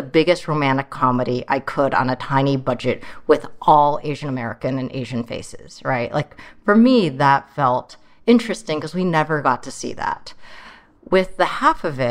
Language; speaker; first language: English; early bilingual, other home language; Chinese